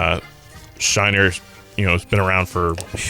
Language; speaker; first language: English; native; English